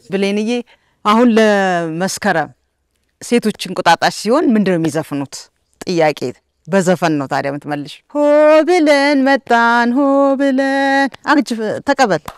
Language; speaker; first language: Amharic; native; Amharic